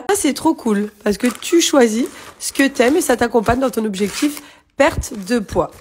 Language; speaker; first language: French; native; French